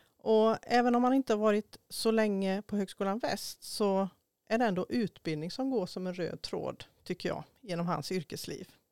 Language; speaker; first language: Swedish; native; Swedish